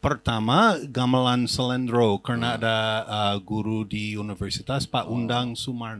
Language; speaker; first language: Indonesian; non-native, fluent; English